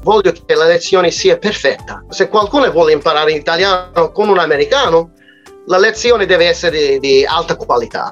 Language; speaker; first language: Italian; non-native, fluent; English